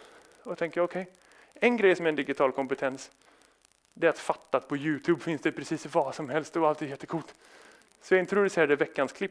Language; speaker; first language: Swedish; native; Swedish